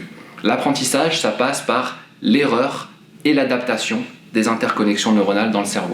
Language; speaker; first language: French; native; French